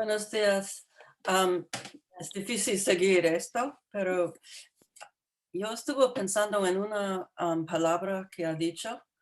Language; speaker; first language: Spanish; non-native, fluent; English